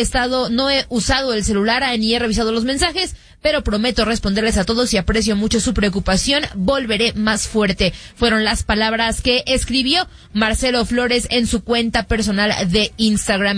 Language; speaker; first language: Spanish; native; Spanish